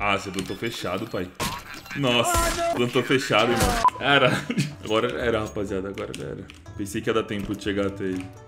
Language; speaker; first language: Portuguese; native; Portuguese